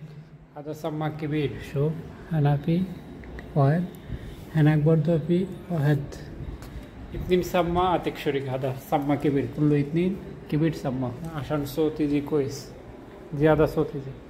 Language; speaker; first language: Arabic; non-native, learner; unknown